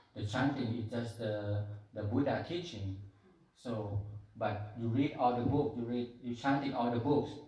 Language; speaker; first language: English; non-native, learner; Thai